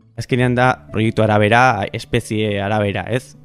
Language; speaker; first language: Basque; native; Basque